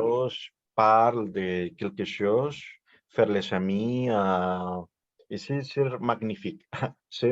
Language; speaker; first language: French; non-native, learner; Spanish